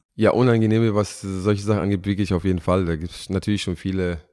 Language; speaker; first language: German; native; German